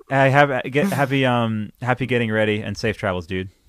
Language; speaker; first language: English; early bilingual, other home language; Italian